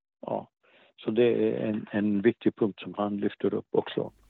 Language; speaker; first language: Swedish; non-native, fluent; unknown